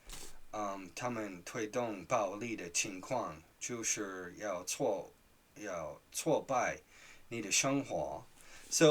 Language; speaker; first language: Chinese; non-native, fluent; English